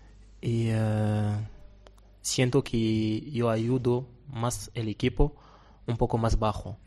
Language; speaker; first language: Spanish; non-native, fluent; Portuguese